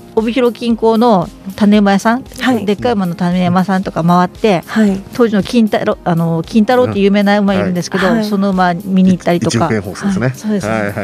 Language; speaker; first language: Japanese; native; Japanese